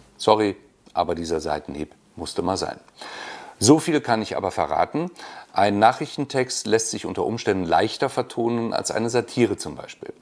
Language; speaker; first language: German; native; German